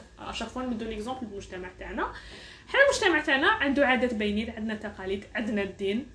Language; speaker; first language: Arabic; native; Arabic